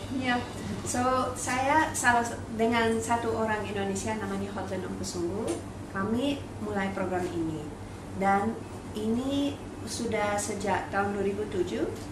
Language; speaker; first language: Indonesian; non-native, fluent; English